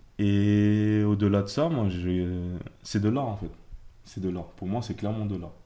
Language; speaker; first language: French; native; French